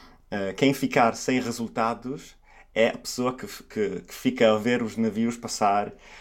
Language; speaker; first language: Portuguese; non-native, fluent; Italian